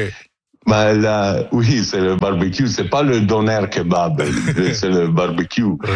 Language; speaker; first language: French; non-native, learner; Italian